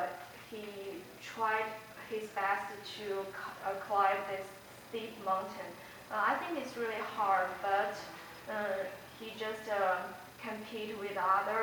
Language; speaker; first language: English; non-native, fluent; Chinese